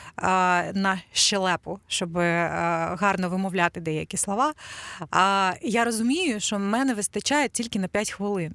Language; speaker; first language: Ukrainian; non-native, local second language; Russian